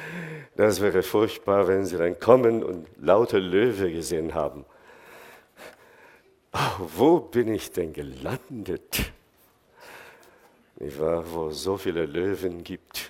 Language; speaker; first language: German; non-native, fluent; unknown